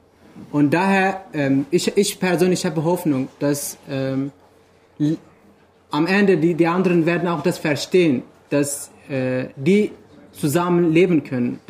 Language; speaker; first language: German; non-native, fluent; Kurdish